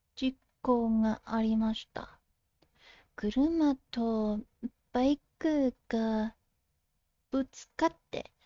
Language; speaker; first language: Japanese; non-native, learner; English